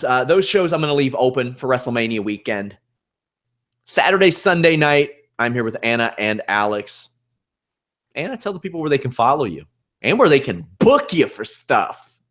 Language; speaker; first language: English; native; English